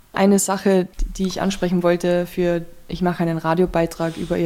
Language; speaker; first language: German; native; German